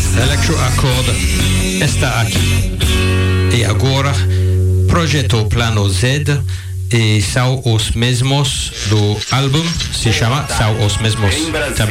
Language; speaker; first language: Portuguese; non-native, learner; English